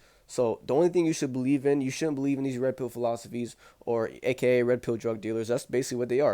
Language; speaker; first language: English; native; English